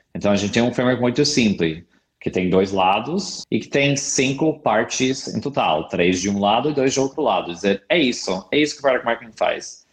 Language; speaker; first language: Portuguese; non-native, fluent; English